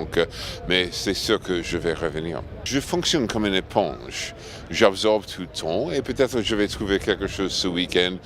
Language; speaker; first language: French; non-native, fluent; English